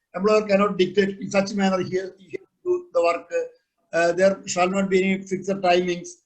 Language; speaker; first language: English; non-native, local second language; Malayalam